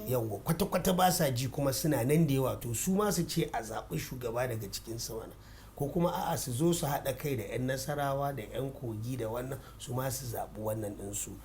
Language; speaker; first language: Hausa; non-native, local second language; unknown